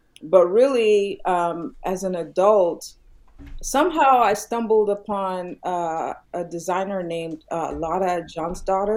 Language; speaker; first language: English; non-native, local second language; Yoruba